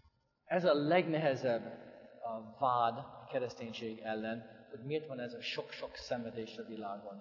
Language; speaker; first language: Hungarian; non-native, fluent; English